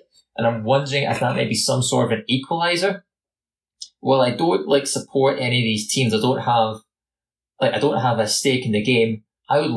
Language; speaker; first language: English; native; English